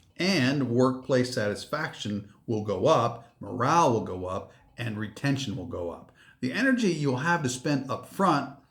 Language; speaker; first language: English; native; English